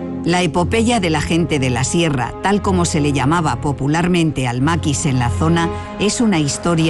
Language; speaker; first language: Spanish; native; Spanish